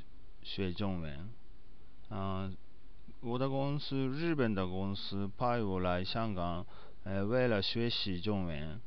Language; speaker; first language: Chinese; non-native, learner; Japanese